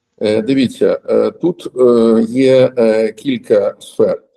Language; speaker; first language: Ukrainian; non-native, local second language; Russian